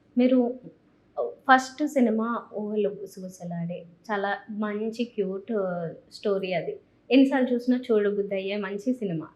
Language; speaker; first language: Telugu; native; Telugu